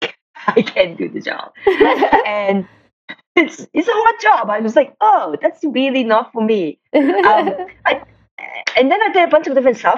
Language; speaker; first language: English; non-native, local second language; Cantonese